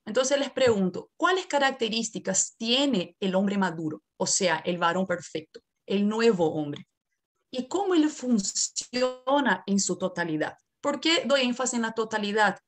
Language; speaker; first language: Spanish; non-native, fluent; Portuguese